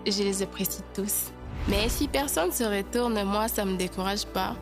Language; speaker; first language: French; non-native, local second language; Lingala